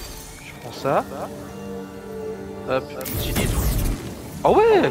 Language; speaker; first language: French; native; French